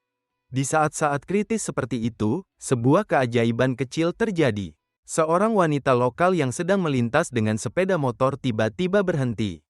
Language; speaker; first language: Indonesian; native; Indonesian